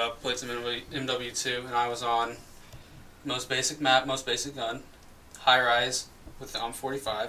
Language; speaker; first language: English; native; English